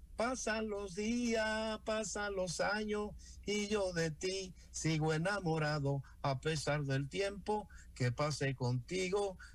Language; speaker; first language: Spanish; native; Spanish